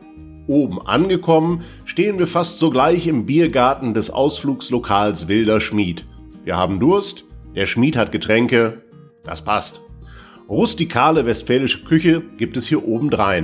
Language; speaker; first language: German; native; German